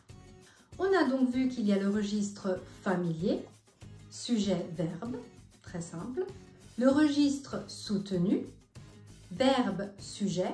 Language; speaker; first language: French; non-native, fluent; Italian